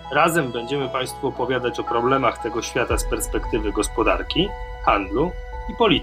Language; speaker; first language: Polish; native; Polish